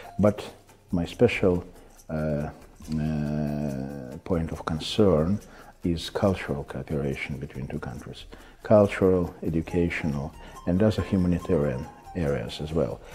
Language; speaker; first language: English; non-native, fluent; Russian